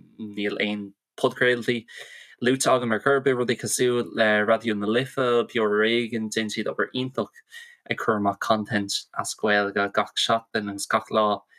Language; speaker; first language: Irish; non-native, local second language; English